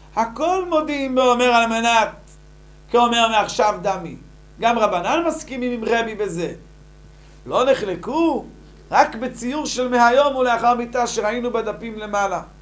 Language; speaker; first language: Hebrew; native; Hebrew